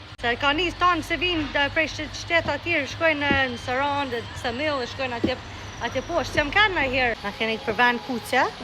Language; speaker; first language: Albanian; early bilingual, heritage; Albanian